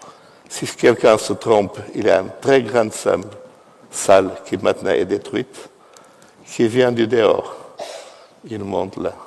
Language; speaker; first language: French; non-native, fluent; Portuguese